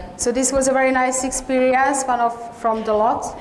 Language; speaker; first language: English; non-native, learner; Hungarian